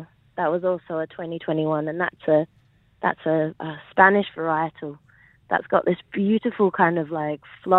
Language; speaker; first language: English; native; English